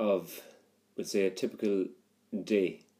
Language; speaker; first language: English; native; English